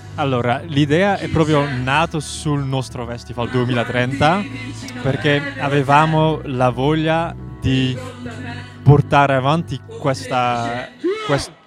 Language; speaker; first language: Italian; non-native, fluent; Dutch